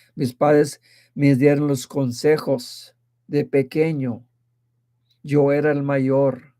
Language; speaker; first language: Spanish; early bilingual, heritage; Spanish